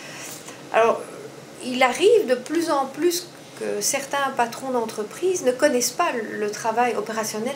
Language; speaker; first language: French; native; French